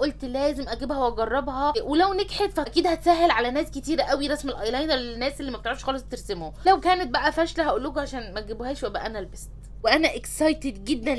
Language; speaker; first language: Arabic; native; Arabic